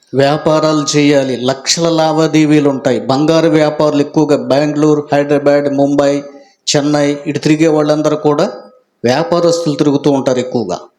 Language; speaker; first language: Telugu; native; Telugu